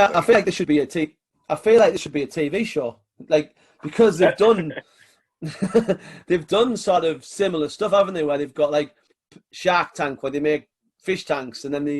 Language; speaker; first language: English; native; English